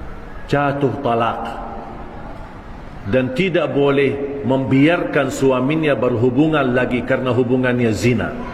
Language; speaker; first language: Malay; non-native, fluent; Arabic